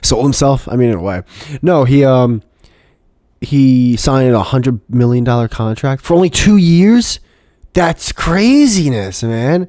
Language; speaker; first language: English; native; English